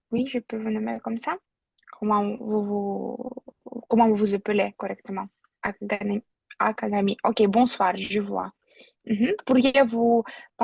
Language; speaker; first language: French; non-native, fluent; Russian